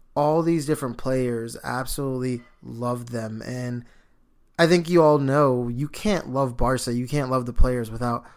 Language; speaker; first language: English; early bilingual, other home language; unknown